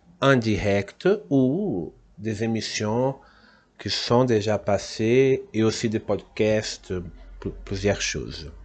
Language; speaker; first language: French; non-native, fluent; Portuguese